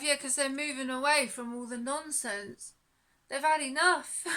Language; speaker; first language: English; native; English